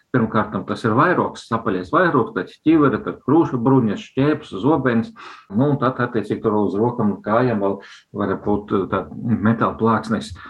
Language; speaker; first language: Latvian; non-native, local second language; Russian